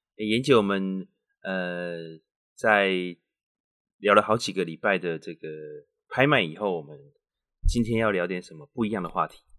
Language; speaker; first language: Chinese; native; Chinese